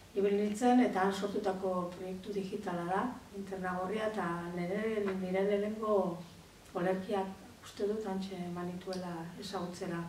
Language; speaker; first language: Basque; native; Basque